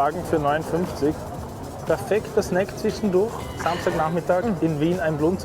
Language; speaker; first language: German; native; German